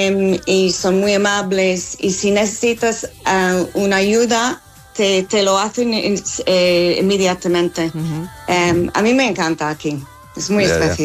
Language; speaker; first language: Spanish; non-native, learner; English